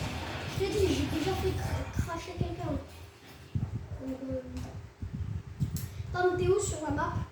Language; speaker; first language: French; native; French